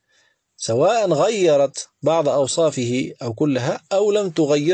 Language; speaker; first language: Arabic; native; Arabic